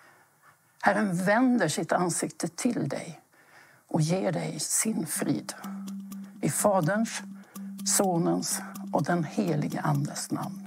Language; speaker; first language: Swedish; native; Swedish